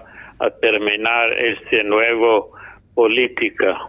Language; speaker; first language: Spanish; non-native, fluent; English